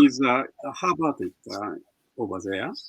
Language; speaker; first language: English; non-native, fluent; Japanese